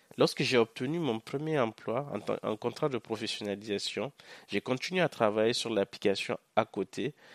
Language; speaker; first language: French; non-native, local second language; Hausa